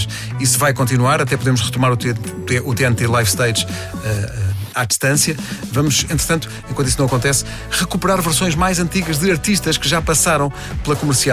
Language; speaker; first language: Portuguese; native; Portuguese